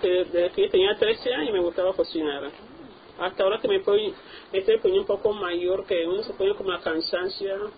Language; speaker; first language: Spanish; non-native, local second language; English